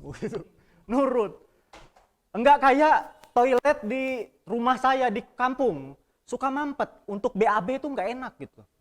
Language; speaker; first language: Indonesian; native; Indonesian